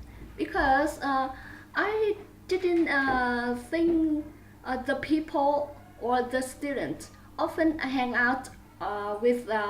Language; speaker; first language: English; non-native, learner; Vietnamese